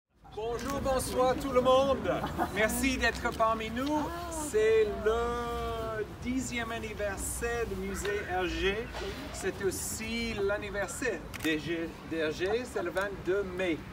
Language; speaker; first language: French; non-native, fluent; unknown